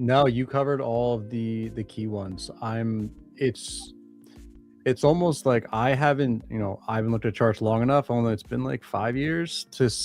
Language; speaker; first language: English; native; English